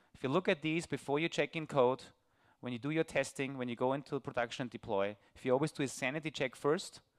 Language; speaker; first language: English; non-native, fluent; German